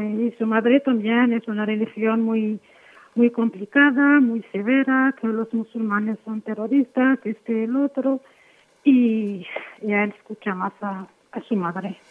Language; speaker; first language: Spanish; non-native, fluent; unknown